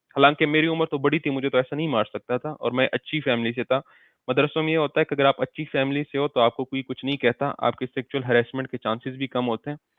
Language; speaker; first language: Urdu; non-native, local second language; Pashto